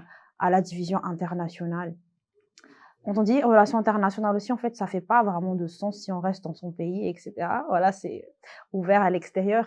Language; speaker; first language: French; non-native, local second language; Malagasy